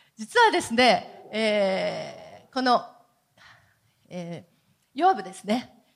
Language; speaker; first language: Japanese; native; Japanese